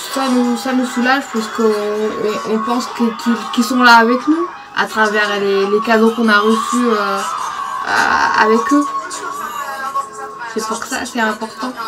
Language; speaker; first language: French; non-native, local second language; Morisyen